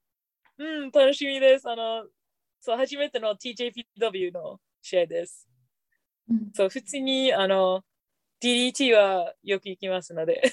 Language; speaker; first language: Japanese; non-native, fluent; English